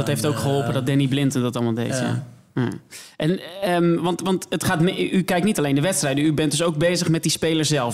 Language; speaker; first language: Dutch; native; Dutch